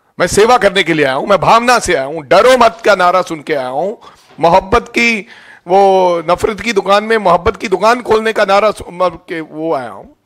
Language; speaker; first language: Hindi; non-native, local second language; Punjabi